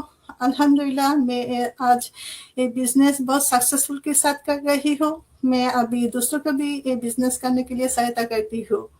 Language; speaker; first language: Hindi; non-native, fluent; Bangla